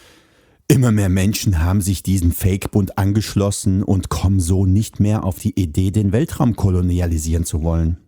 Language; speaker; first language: German; native; German